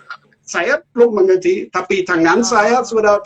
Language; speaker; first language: Indonesian; non-native, learner; German